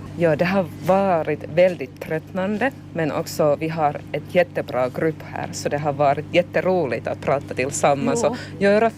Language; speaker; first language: Swedish; non-native, learner; Finnish